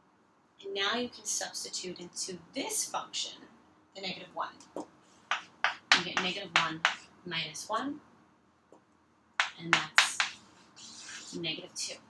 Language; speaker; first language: English; native; English